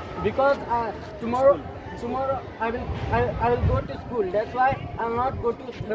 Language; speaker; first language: English; non-native, learner; Hindi